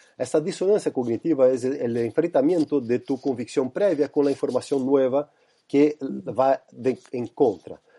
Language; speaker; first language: Spanish; non-native, fluent; Portuguese